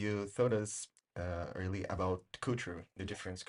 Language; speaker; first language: English; non-native, learner; Portuguese